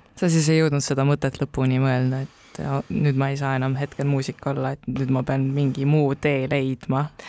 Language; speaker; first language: Estonian; native; Estonian